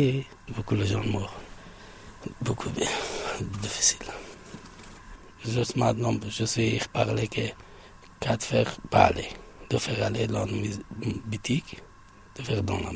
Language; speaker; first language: French; non-native, learner; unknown